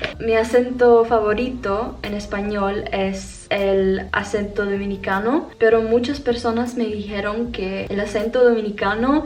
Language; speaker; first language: Spanish; non-native, fluent; English